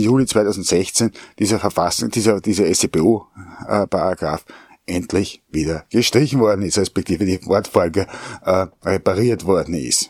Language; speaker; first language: German; native; German